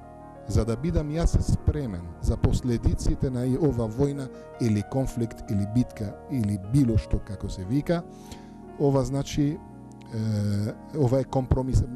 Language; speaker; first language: Macedonian; non-native, local second language; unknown